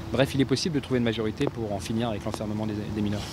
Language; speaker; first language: French; native; French